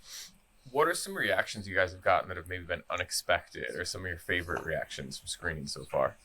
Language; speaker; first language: English; native; English